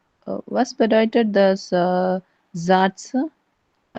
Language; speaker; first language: German; non-native, learner; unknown